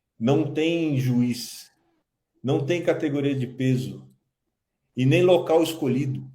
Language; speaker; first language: Portuguese; early bilingual, other home language; Kabuverdianu